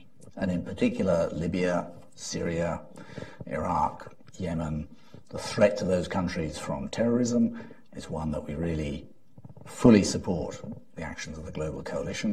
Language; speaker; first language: English; native; English